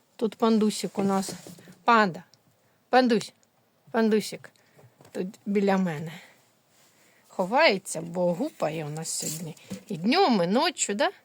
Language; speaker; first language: Ukrainian; non-native, local second language; Russian